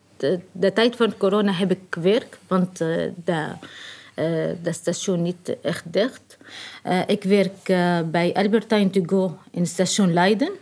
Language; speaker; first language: Dutch; non-native, learner; Arabic